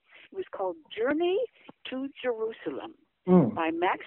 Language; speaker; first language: English; native; English